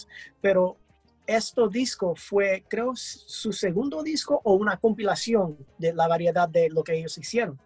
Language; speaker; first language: Spanish; early bilingual, heritage; English